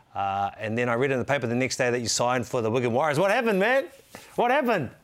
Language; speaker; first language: English; native; English